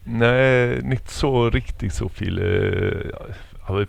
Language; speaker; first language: German; non-native, fluent; Swedish